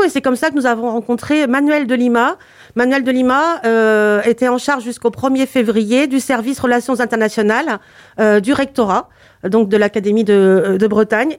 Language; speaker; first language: French; native; French